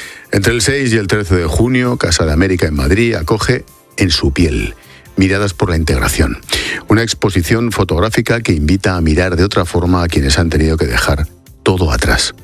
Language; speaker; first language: Spanish; native; Spanish